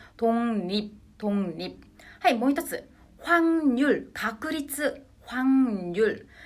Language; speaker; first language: Japanese; native; Japanese